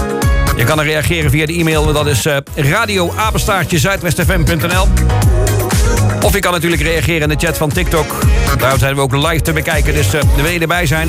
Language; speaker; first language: Dutch; native; Dutch